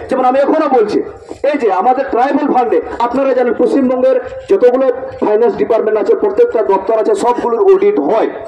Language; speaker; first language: Bangla; non-native, local second language; Santali